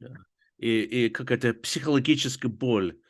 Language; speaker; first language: Russian; non-native, fluent; English